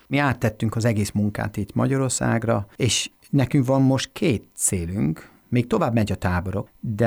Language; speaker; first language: Hungarian; non-native, fluent; English